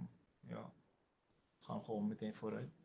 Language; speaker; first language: Dutch; non-native, local second language; Sranan Tongo